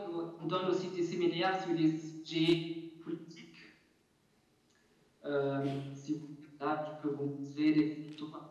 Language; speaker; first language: French; non-native, fluent; German